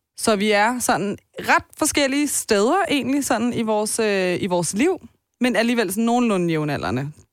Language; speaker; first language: Danish; early bilingual, other home language; Persian